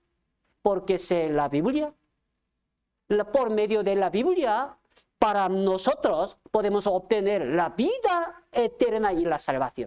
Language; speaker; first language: Spanish; non-native, fluent; Korean